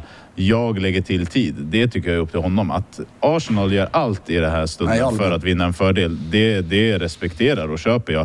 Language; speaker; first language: Swedish; native; Swedish